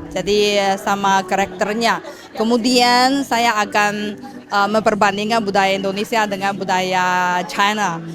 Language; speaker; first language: Indonesian; non-native, fluent; Chinese